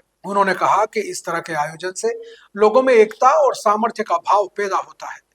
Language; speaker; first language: Hindi; native; Hindi